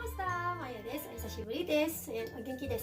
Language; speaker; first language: Japanese; non-native, fluent; Filipino